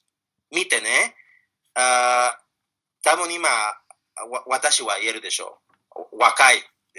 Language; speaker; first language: Japanese; non-native, fluent; Spanish